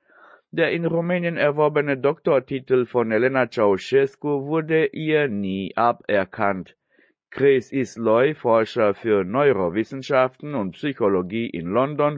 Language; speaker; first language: German; non-native, fluent; Romanian